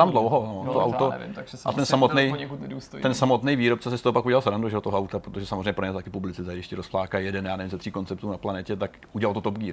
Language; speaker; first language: Czech; native; Czech